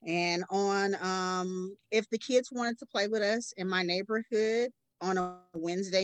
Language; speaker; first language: English; native; English